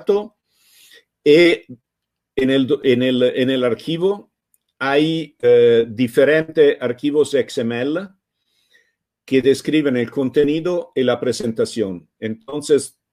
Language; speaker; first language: Spanish; non-native, fluent; Italian